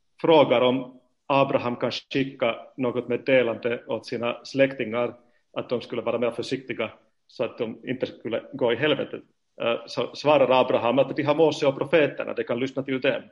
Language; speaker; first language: Swedish; non-native, fluent; Finnish